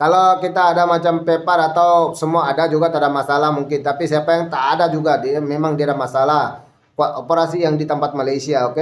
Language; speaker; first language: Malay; non-native, fluent; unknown